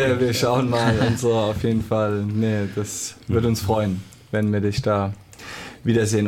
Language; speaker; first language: German; native; German